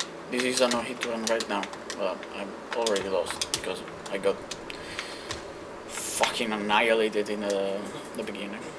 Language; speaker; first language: English; non-native, fluent; Italian